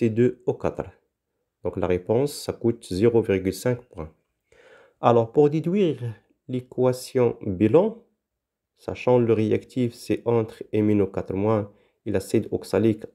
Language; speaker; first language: French; non-native, local second language; Arabic